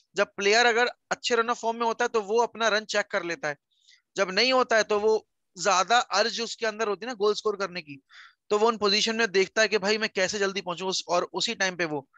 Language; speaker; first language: Hindi; native; Hindi